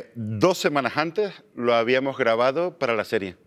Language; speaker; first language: Spanish; native; Spanish